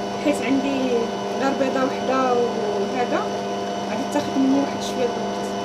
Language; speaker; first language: Arabic; native; Arabic